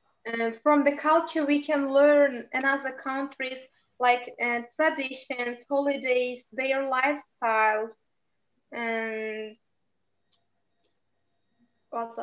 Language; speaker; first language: English; non-native, learner; Uzbek